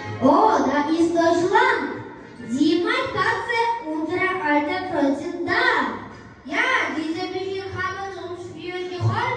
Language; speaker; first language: German; non-native, learner; Kyrgyz